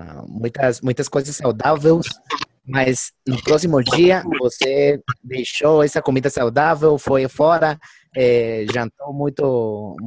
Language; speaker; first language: Portuguese; non-native, learner; Spanish